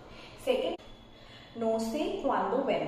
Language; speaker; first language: Spanish; non-native, fluent; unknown